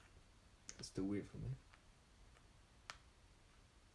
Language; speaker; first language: English; non-native, fluent; Italian